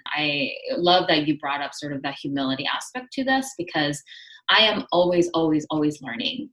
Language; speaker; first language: English; early bilingual, other home language; Korean